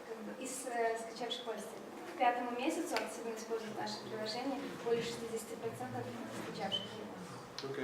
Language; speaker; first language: Russian; native; Russian